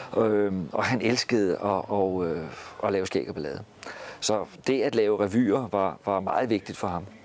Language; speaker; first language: Danish; native; Danish